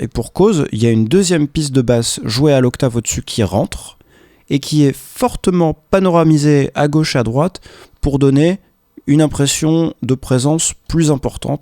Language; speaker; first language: French; native; French